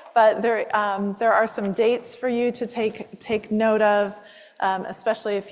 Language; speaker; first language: English; native; English